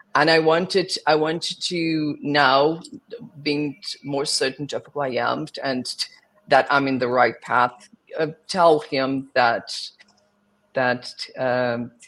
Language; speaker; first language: English; non-native, fluent; Portuguese